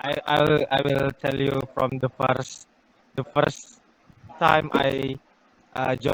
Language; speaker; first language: English; non-native, learner; Indonesian